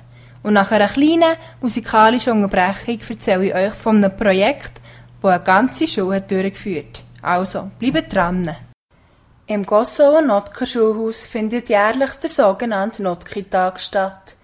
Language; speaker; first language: German; native; German